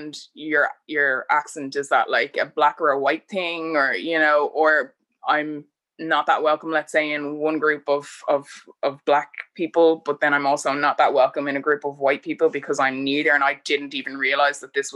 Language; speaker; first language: English; native; English